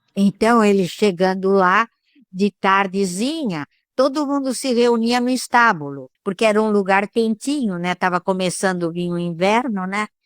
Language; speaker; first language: Portuguese; early bilingual, other home language; Italian